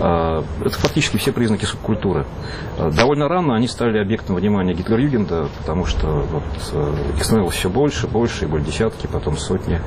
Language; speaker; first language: Russian; native; Russian